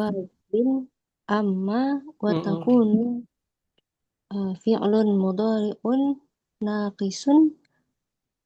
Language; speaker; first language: Arabic; non-native, learner; Indonesian